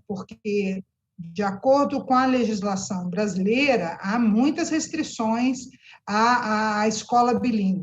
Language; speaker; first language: Portuguese; native; Portuguese